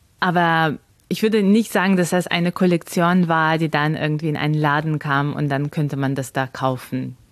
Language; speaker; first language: German; non-native, fluent; Ukrainian